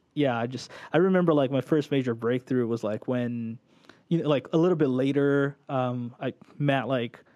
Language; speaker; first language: English; early bilingual, other home language; Portuguese